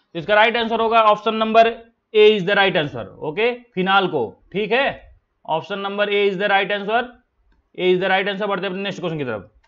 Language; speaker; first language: Hindi; native; Hindi